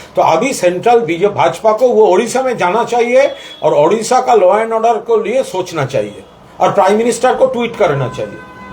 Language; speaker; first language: Hindi; non-native, local second language; Bangla